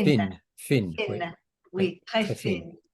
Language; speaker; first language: French; non-native, learner; English